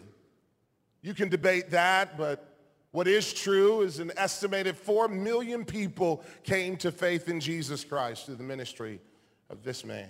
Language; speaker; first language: English; native; English